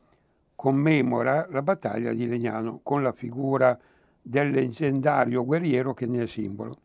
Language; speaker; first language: Italian; native; Italian